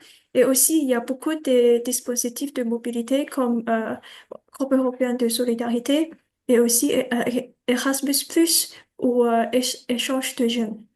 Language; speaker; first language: French; non-native, learner; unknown